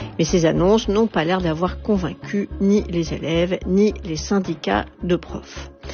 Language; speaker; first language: French; native; French